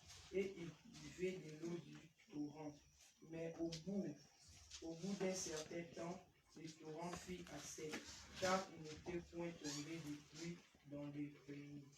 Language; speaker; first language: French; non-native, local second language; Lingala